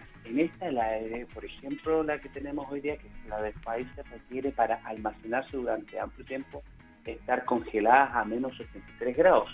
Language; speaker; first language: Spanish; native; Spanish